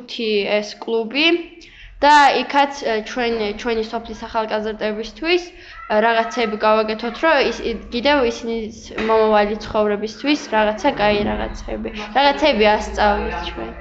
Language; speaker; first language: Georgian; non-native, local second language; Azerbaijani